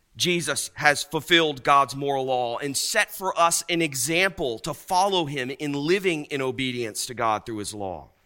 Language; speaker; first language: English; native; English